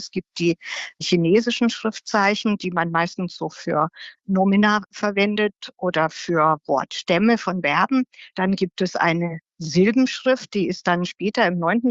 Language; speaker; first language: German; native; German